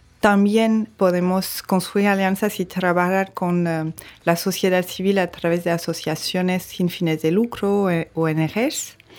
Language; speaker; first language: Spanish; non-native, fluent; French